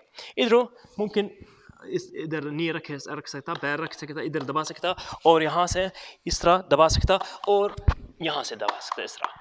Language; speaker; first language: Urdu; non-native, learner; Arabic